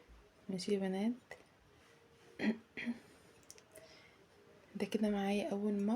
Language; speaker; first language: Arabic; native; Arabic